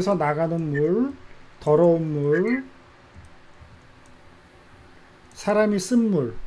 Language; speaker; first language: Korean; native; Korean